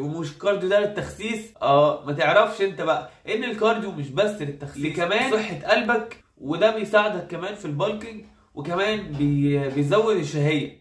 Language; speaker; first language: Arabic; native; Arabic